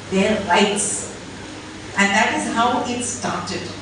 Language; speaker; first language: English; non-native, local second language; Tamil